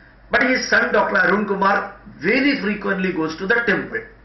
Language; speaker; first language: English; non-native, local second language; Malayalam